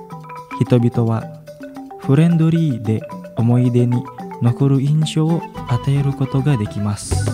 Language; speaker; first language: Japanese; non-native, fluent; Indonesian